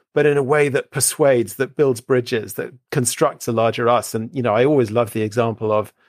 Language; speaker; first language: English; native; English